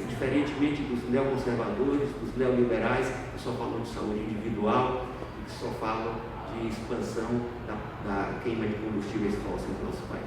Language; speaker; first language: Portuguese; native; Portuguese